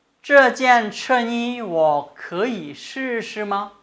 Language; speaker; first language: Chinese; non-native, fluent; Thai